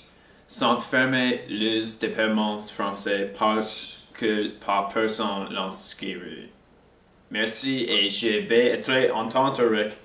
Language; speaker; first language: French; non-native, learner; English